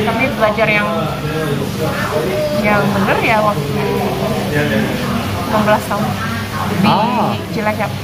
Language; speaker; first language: Indonesian; early bilingual, heritage; English